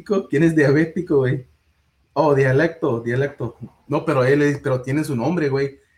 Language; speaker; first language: Spanish; early bilingual, heritage; Spanish